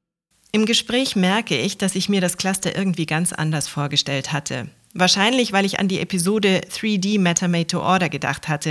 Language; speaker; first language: German; native; German